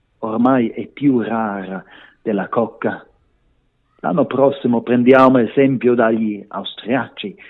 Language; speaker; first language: Italian; non-native, local second language; Romansh